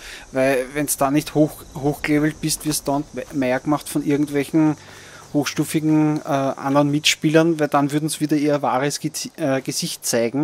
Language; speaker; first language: German; native; German